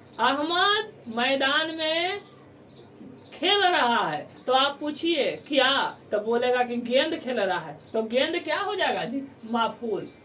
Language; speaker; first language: Hindi; native; Hindi